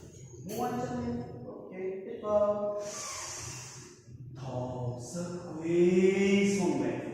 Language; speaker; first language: Vietnamese; non-native, learner; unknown